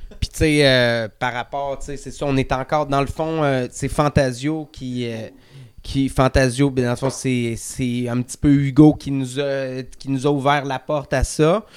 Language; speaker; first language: French; native; French